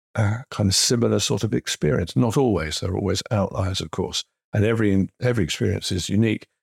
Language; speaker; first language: English; native; English